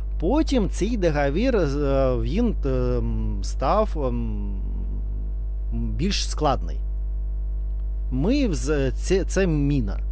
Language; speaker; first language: Ukrainian; non-native, learner; Russian